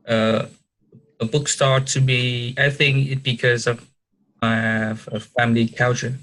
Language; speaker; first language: English; non-native, learner; Vietnamese